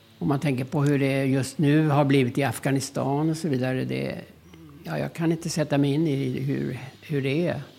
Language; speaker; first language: Swedish; early bilingual, other home language; German